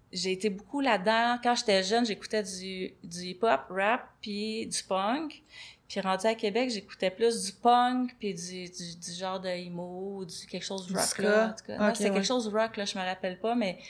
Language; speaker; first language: French; native; French